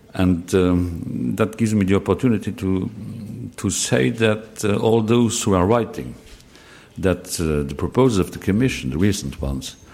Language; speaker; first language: English; non-native, fluent; Luxembourgish